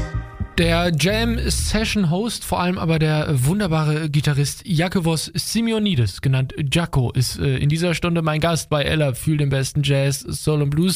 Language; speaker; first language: German; native; German